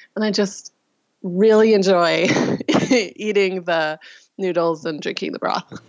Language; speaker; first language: English; non-native, fluent; Russian